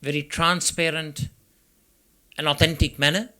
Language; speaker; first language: English; non-native, local second language; Sinhala